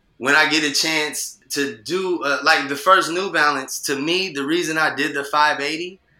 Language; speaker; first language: English; native; English